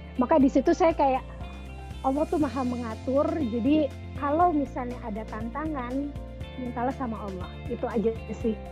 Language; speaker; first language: Indonesian; native; Indonesian